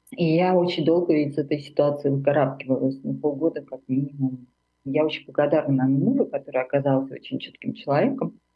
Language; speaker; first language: Russian; non-native, local second language; Armenian